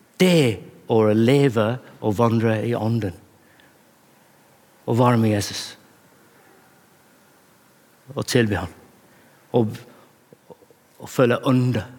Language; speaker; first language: Norwegian; non-native, fluent; English